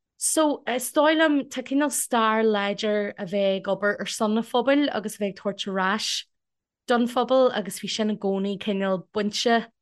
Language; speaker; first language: Irish; non-native, local second language; English